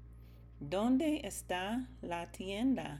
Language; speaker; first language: Spanish; non-native, learner; English